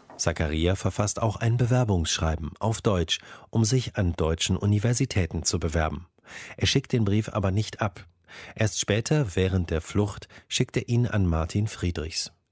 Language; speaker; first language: German; native; German